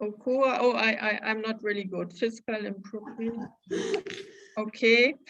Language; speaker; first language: English; non-native, fluent; German